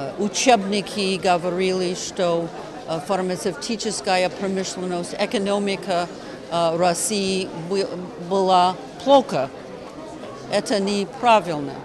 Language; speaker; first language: Russian; non-native, fluent; English